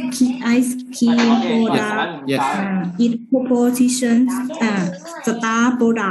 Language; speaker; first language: English; non-native, learner; Lao